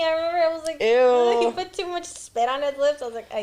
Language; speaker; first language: English; native; English